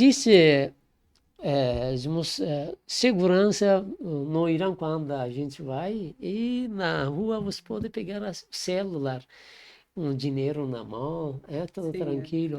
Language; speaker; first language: Portuguese; non-native, learner; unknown